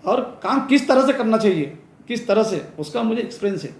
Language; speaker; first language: Hindi; non-native, local second language; Urdu